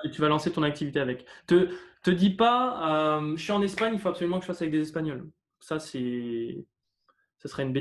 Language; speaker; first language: French; native; French